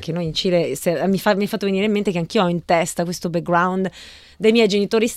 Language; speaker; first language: Italian; early bilingual, heritage; Italian